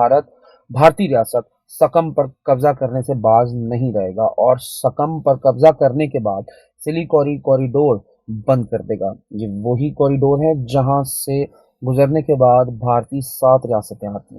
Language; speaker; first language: Urdu; native; Urdu